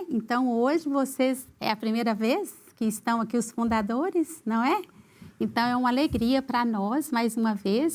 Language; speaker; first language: Portuguese; native; Portuguese